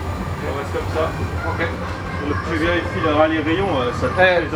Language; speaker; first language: French; native; French